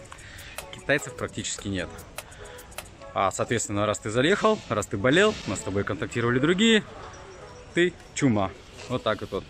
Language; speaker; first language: Russian; native; Russian